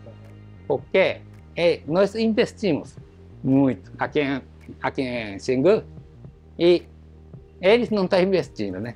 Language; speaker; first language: Portuguese; non-native, learner; Japanese